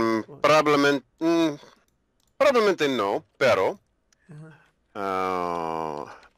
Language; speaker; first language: Spanish; non-native, learner; English